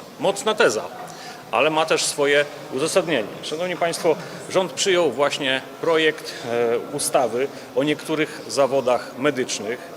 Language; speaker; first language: Polish; native; Polish